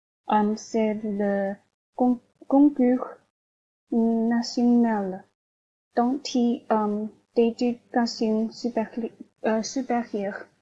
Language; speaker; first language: French; non-native, learner; Chinese